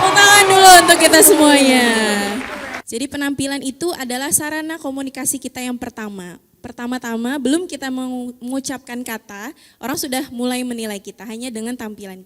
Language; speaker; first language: Indonesian; native; Indonesian